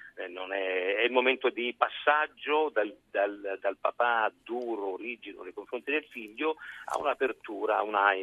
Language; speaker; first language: Italian; native; Italian